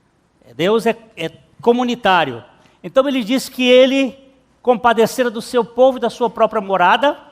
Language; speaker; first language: Portuguese; native; Portuguese